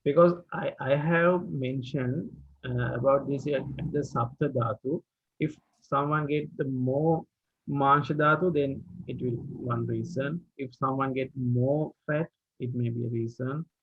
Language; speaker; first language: English; non-native, local second language; Sinhala